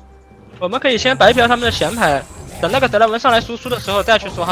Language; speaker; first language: Chinese; native; Chinese